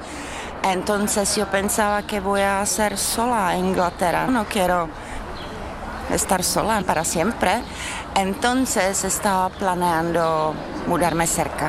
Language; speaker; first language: Spanish; non-native, fluent; Czech